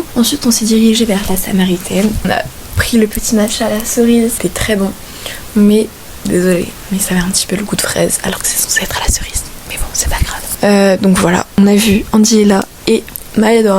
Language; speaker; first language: French; native; French